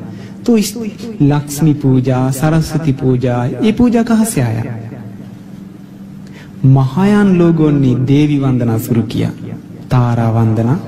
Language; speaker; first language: Hindi; non-native, fluent; Sinhala